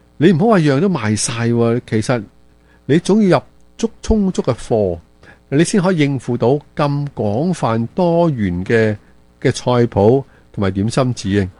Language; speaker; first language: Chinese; non-native, local second language; Cantonese